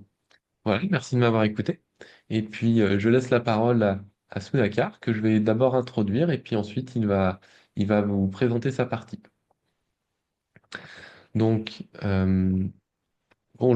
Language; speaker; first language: French; native; French